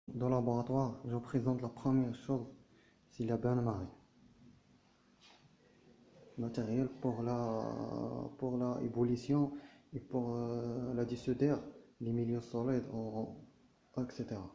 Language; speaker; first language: French; non-native, learner; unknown